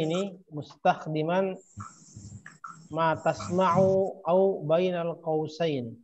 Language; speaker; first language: Arabic; non-native, fluent; Indonesian